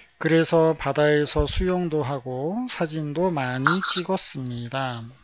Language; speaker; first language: Korean; native; Korean